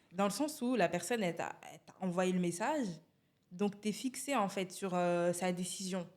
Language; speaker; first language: French; native; French